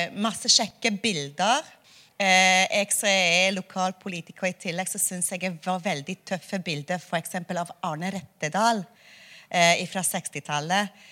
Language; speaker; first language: Norwegian; non-native, fluent; Hungarian